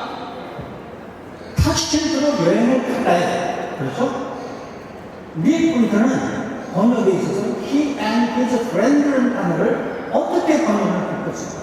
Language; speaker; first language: Korean; native; Korean